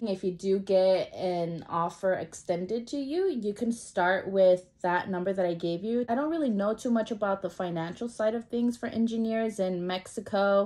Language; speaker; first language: English; early bilingual, other home language; Spanish